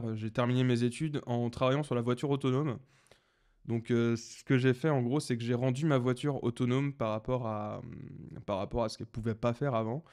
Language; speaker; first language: French; native; French